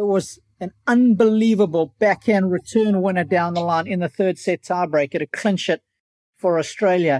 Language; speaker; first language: English; native; English